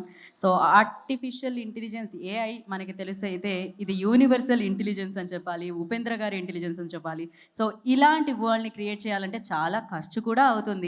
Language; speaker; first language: Telugu; native; Telugu